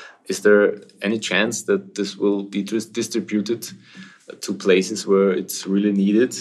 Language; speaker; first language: English; non-native, fluent; German